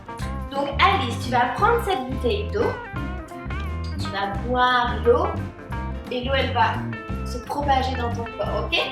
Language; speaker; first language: French; native; French